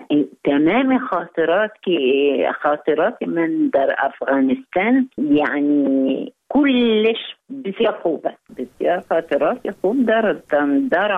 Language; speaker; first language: Persian; non-native, learner; Arabic